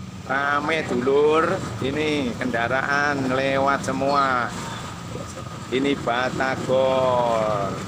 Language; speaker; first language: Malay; non-native, local second language; Javanese